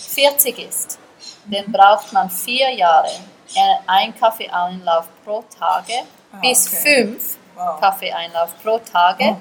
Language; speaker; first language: German; early bilingual, heritage; German